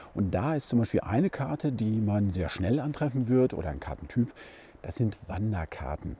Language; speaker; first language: German; native; German